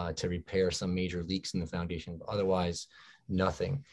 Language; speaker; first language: English; native; English